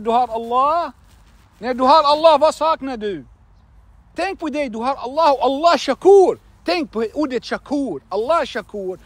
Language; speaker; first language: Swedish; non-native, fluent; Arabic